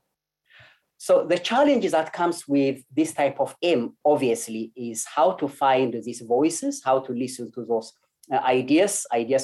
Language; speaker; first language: English; non-native, fluent; Amharic